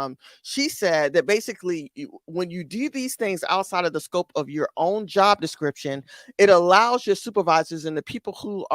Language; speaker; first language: English; native; English